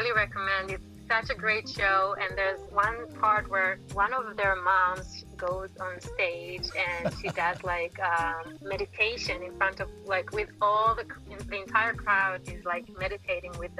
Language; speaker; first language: English; non-native, fluent; Hebrew